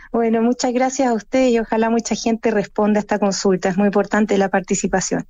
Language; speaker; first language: Spanish; native; Spanish